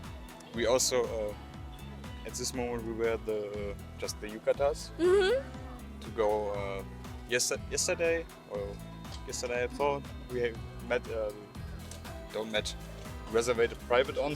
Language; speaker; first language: English; non-native, learner; German